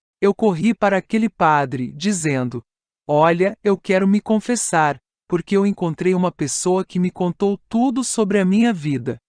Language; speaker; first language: Portuguese; non-native, fluent; Italian